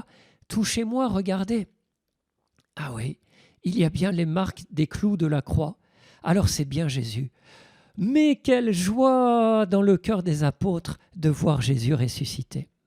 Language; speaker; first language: French; native; French